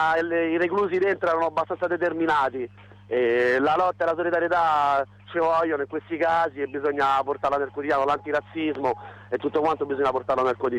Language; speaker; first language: Italian; native; Italian